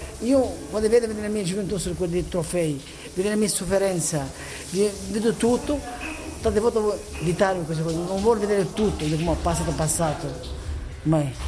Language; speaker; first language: Italian; non-native, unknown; Arabic